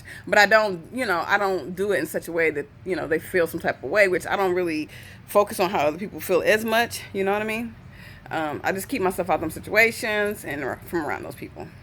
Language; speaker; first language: English; native; English